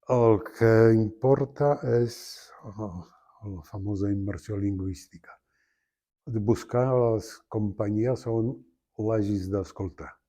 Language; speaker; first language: Catalan; non-native, fluent; Polish